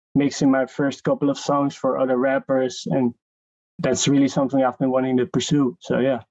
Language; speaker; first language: English; non-native, fluent; Dutch